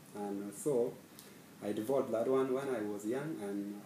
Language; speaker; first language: English; non-native, fluent; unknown